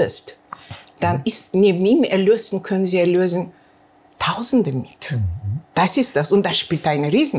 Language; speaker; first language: German; non-native, learner; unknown